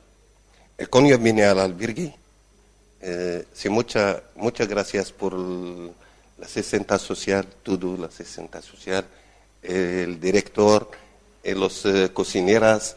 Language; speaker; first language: Spanish; non-native, learner; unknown